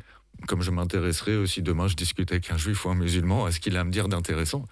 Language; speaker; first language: French; native; French